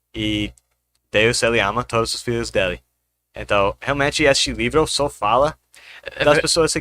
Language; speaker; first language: Portuguese; non-native, fluent; English